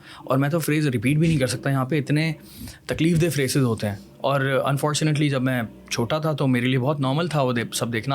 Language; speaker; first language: Urdu; native; Urdu